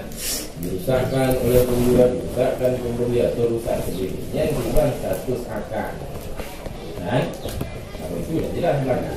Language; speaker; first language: Indonesian; native; Indonesian